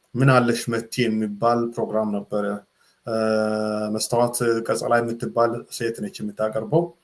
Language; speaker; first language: Amharic; non-native, local second language; Sidamo